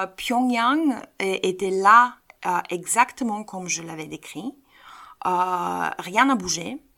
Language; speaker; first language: French; non-native, fluent; Bulgarian